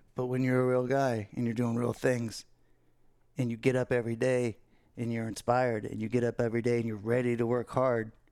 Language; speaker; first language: English; native; English